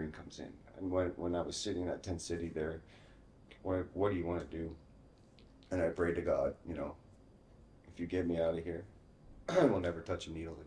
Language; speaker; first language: English; native; English